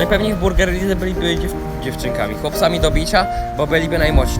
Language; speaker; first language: Polish; native; Polish